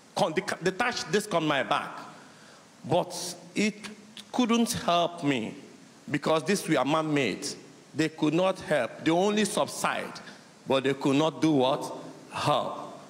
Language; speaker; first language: English; non-native, local second language; Igbo